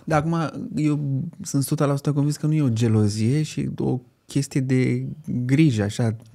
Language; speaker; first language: Romanian; native; Romanian